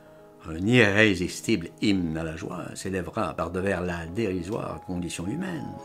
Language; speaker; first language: French; native; French